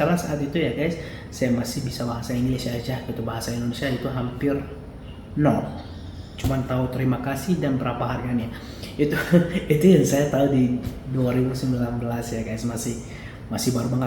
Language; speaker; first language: Indonesian; non-native, fluent; Arabic